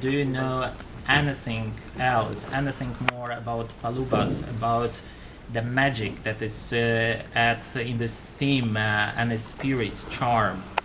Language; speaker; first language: English; non-native, fluent; Polish